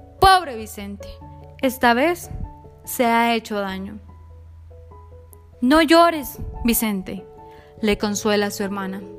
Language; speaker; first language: Spanish; native; Spanish